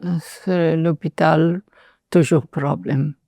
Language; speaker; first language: French; non-native, learner; Persian